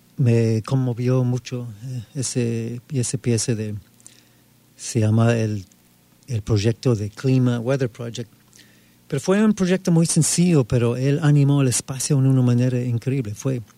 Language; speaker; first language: Spanish; non-native, fluent; English